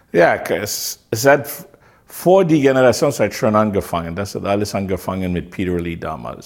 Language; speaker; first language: German; non-native, learner; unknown